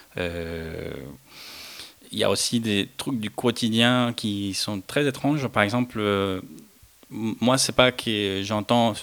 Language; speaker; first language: French; non-native, fluent; Spanish